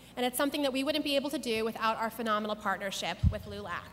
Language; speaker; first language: English; native; English